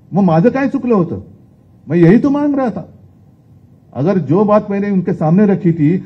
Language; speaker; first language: Hindi; non-native, local second language; Marathi